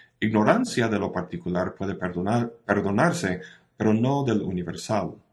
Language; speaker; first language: Spanish; non-native, fluent; English